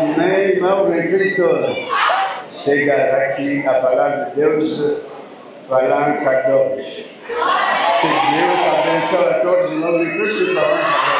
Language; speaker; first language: Portuguese; non-native, learner; Lingala